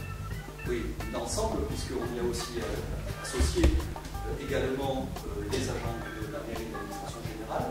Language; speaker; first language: French; native; French